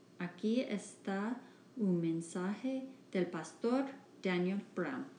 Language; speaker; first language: Spanish; non-native, learner; English